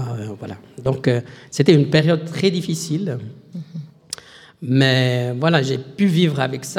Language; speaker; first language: French; non-native, local second language; Arabic